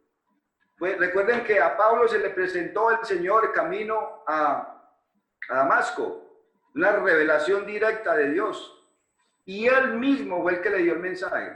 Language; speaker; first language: Spanish; native; Spanish